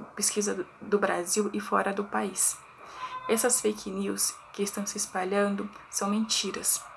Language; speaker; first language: Portuguese; native; Portuguese